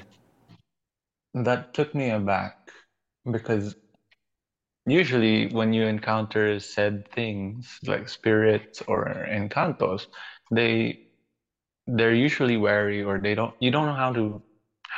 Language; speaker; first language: English; non-native, local second language; Filipino